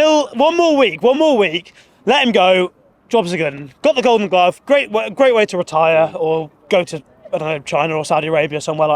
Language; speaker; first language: English; native; English